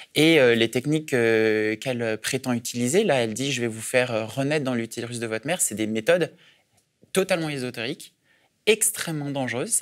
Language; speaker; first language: French; native; French